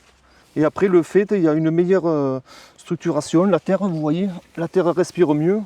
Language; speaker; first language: French; native; French